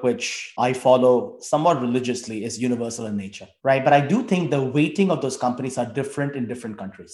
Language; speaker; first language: English; non-native, local second language; Tamil